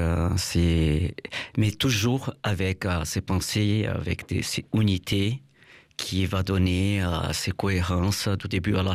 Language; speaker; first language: French; non-native, fluent; Portuguese